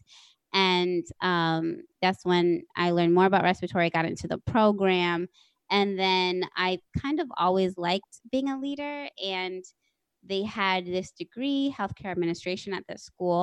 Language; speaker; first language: English; native; English